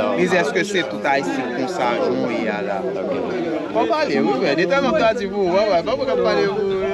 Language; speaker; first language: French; non-native, local second language; Haitian Creole